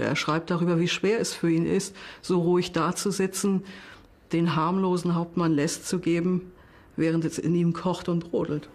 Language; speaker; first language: German; native; German